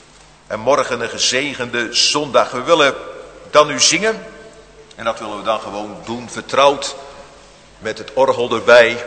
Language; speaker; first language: Dutch; native; Dutch